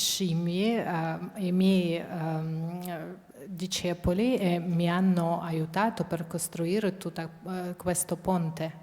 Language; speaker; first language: Italian; non-native, fluent; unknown